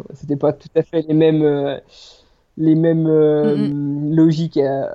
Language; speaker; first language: French; native; French